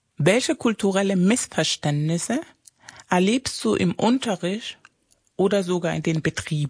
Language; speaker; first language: German; non-native, fluent; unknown